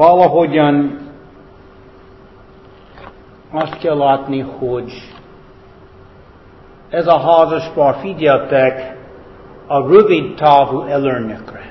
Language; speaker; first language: Hungarian; non-native, fluent; English